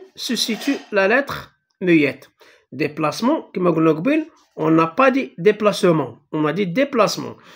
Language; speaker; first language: French; non-native, local second language; Arabic